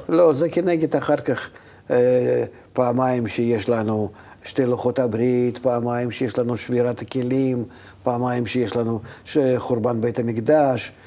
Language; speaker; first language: Hebrew; non-native, fluent; Russian